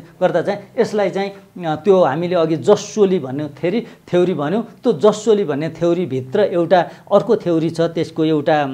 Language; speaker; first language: Nepali; native; Nepali